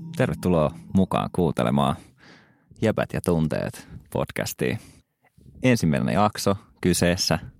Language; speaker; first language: Finnish; native; Finnish